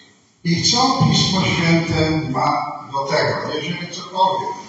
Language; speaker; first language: Polish; non-native, fluent; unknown